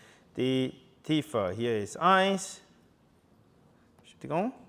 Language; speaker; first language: German; non-native, learner; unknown